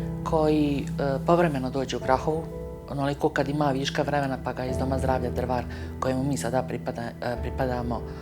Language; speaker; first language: Bosnian; native; Bosnian